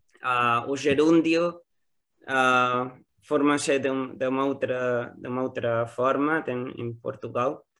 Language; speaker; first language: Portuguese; non-native, learner; Spanish